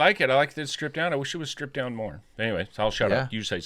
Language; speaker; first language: English; native; English